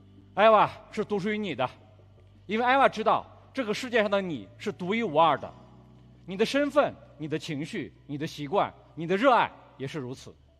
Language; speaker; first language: Chinese; native; Chinese